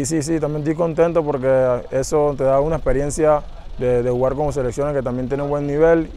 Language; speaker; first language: Spanish; native; Spanish